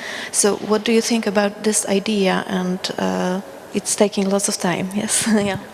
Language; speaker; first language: English; non-native, fluent; Polish